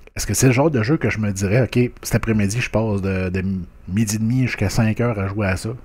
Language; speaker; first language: French; native; French